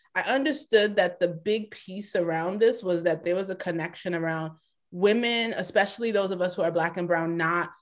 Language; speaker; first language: English; early bilingual, other home language; Yoruba